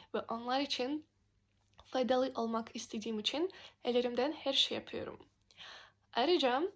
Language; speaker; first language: Turkish; non-native, fluent; Russian